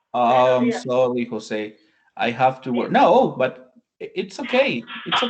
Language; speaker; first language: English; non-native, fluent; Spanish